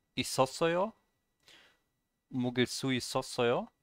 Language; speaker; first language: Korean; non-native, learner; German